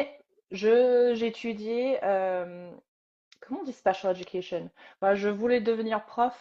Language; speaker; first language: French; native; French